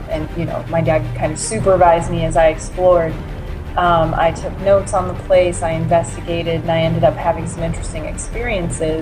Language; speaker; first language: English; native; English